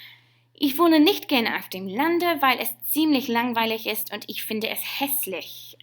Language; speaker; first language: German; non-native, fluent; English